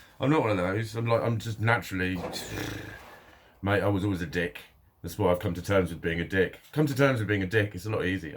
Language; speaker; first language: English; native; English